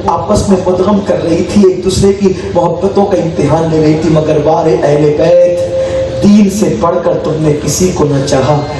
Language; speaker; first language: Urdu; native; Urdu